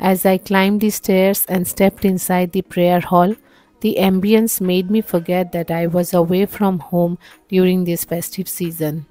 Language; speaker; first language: English; non-native, local second language; Bangla